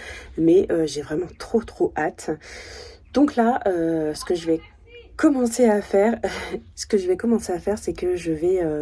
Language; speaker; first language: French; native; French